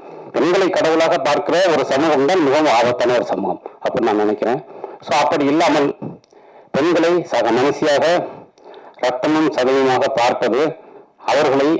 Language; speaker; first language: Tamil; native; Tamil